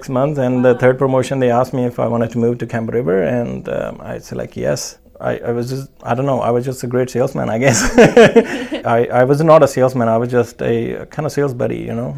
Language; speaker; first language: English; non-native, local second language; Punjabi